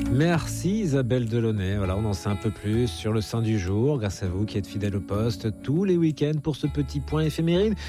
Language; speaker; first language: French; native; French